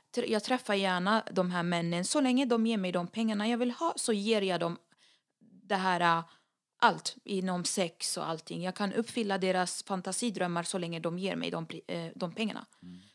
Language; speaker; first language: Swedish; early bilingual, other home language; Arabic